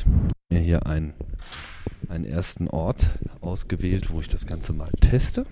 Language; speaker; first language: German; native; German